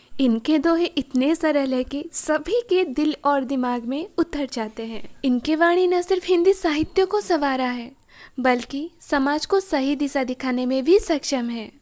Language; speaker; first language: Hindi; non-native, local second language; Odia